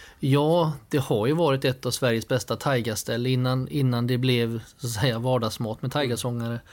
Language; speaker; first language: Swedish; native; Swedish